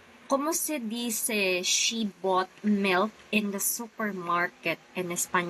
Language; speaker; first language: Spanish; non-native, fluent; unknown